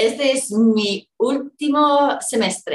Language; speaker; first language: Spanish; non-native, fluent; English